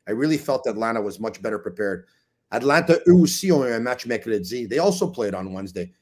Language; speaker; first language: English; native; English